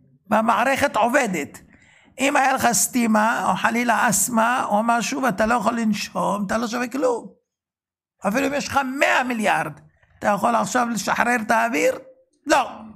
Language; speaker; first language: Hebrew; native; Hebrew